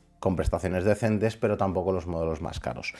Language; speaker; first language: Spanish; native; Spanish